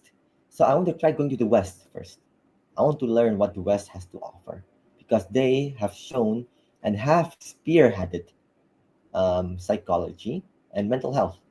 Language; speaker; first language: English; non-native, fluent; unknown